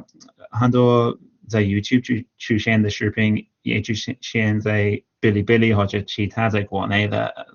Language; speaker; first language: Chinese; non-native, fluent; English